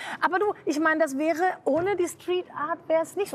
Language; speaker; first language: German; native; German